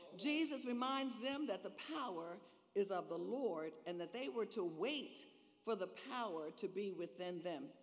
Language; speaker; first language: English; native; English